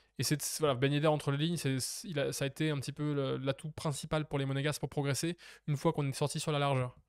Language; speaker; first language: French; native; French